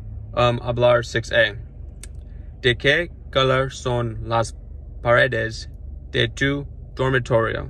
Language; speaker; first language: Spanish; non-native, learner; English